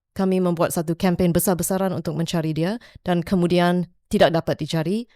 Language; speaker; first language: Malay; non-native, local second language; English